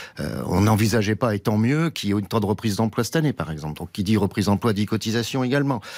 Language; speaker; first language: French; native; French